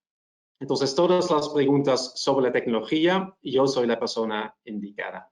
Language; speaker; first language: Spanish; non-native, fluent; Dutch